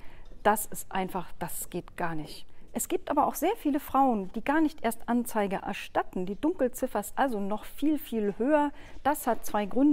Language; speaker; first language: German; native; German